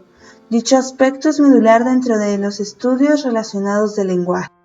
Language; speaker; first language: Spanish; native; Spanish